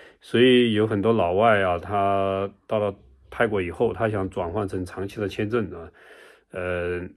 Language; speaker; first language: Chinese; native; Chinese